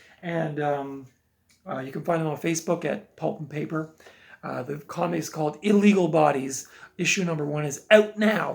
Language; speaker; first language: English; native; English